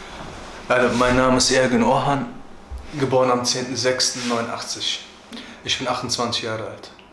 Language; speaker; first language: German; early bilingual, other home language; Turkish